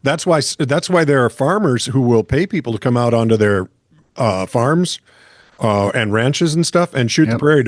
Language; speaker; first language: English; native; English